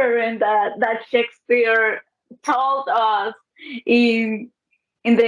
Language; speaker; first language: English; non-native, learner; Spanish